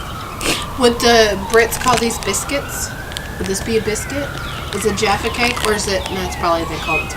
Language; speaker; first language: English; native; English